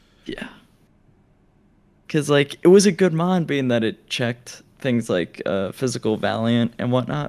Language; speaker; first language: English; native; English